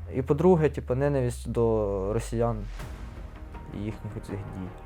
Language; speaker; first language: Ukrainian; native; Ukrainian